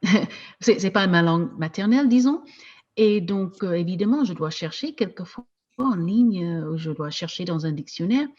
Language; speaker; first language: French; non-native, fluent; English